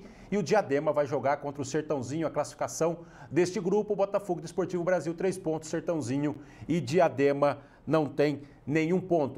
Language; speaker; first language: Portuguese; native; Portuguese